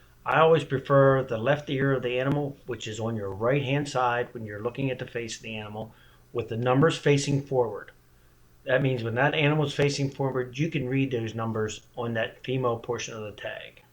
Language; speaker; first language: English; native; English